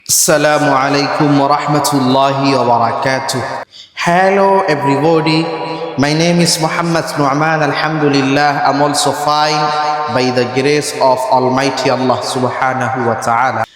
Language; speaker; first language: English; non-native, learner; Bangla